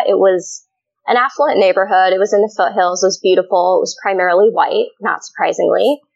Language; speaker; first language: English; native; English